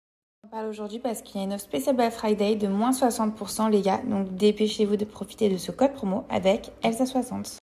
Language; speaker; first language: French; native; French